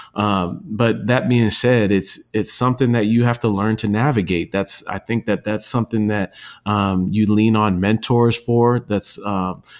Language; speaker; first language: English; native; English